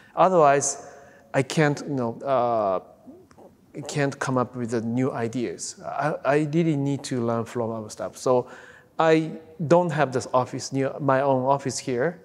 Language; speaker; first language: English; non-native, fluent; Japanese